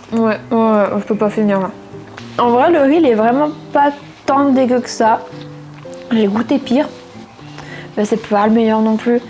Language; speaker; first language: French; native; French